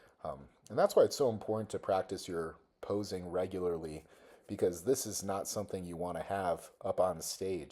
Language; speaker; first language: English; native; English